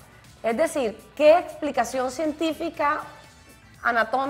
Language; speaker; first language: Spanish; native; Spanish